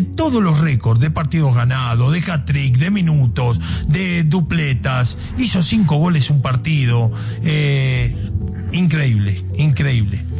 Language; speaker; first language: Spanish; native; Spanish